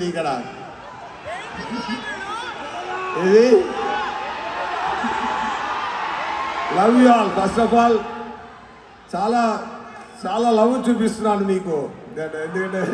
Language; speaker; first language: Telugu; non-native, learner; Tamil